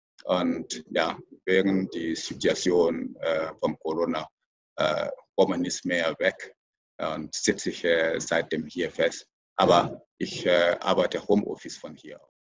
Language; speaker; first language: German; non-native, fluent; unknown